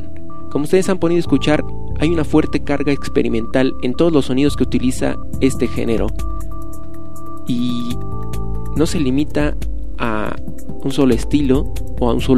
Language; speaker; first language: Spanish; native; Spanish